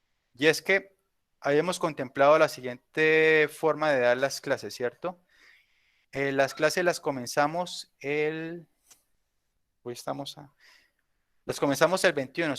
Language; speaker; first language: Spanish; native; Spanish